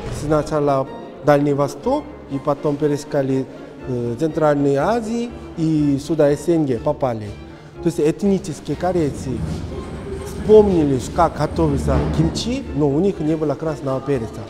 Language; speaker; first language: Russian; non-native, learner; Korean